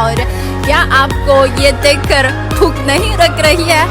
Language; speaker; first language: Urdu; non-native, fluent; Chinese